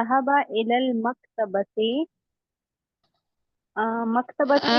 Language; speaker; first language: Arabic; non-native, learner; Urdu